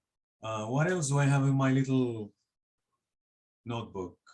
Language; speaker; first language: English; non-native, fluent; Spanish